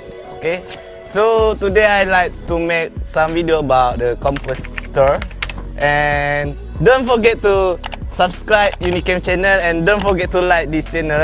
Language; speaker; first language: English; non-native, learner; Indonesian